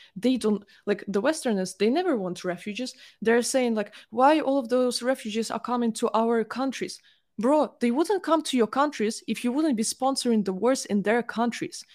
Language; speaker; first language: English; non-native, fluent; Russian